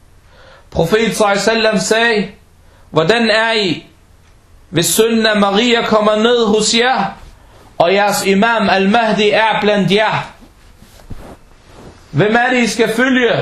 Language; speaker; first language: Danish; early bilingual, other home language; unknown